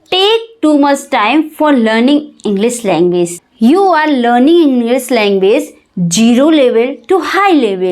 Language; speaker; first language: English; non-native, learner; Hindi